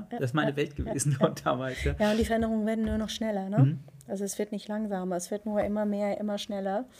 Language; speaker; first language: German; non-native, fluent; Dutch